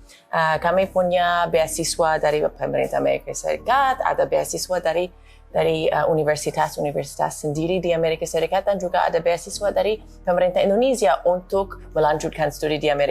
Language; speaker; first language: Indonesian; non-native, fluent; English